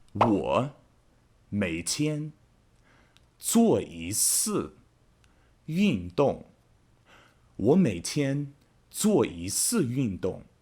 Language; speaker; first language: Chinese; non-native, fluent; English